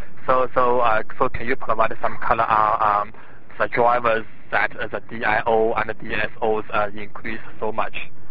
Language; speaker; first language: English; non-native, fluent; Chinese